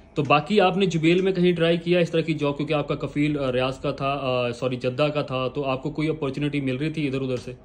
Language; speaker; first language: Hindi; native; Hindi